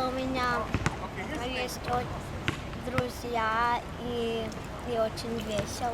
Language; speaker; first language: Russian; early bilingual, heritage; Russian